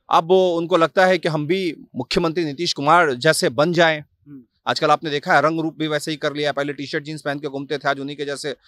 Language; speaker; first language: Hindi; native; Hindi